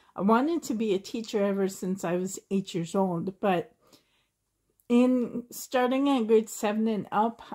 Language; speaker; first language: English; native; English